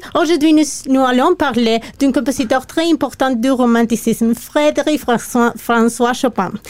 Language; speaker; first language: French; non-native, learner; Spanish